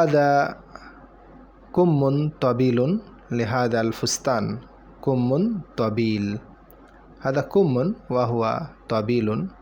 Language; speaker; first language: Arabic; non-native, fluent; Bangla